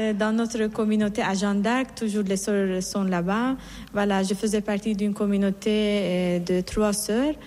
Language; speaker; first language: French; non-native, fluent; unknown